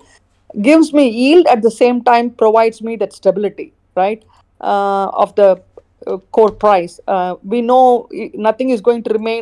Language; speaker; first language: English; non-native, fluent; Khmer